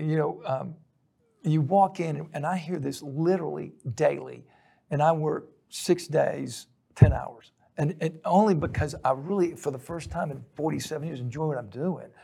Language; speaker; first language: English; native; English